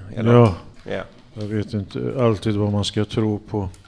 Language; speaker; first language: Swedish; native; Swedish